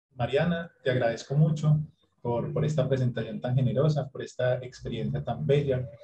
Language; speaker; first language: Spanish; native; Spanish